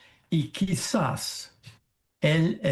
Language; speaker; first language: Spanish; non-native, fluent; English